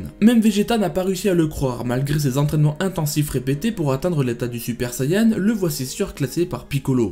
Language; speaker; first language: French; native; French